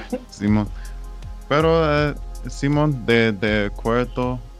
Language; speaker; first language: Spanish; non-native, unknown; English